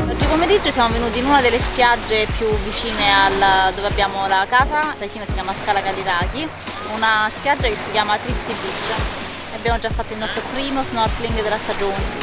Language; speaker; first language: Italian; native; Italian